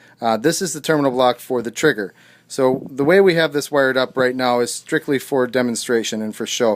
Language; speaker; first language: English; native; English